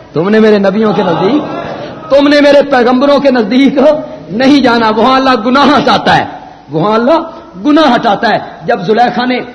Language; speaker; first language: Urdu; non-native, local second language; Punjabi